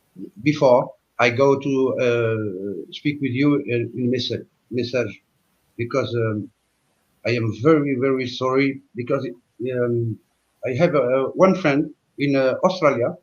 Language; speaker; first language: English; non-native, learner; French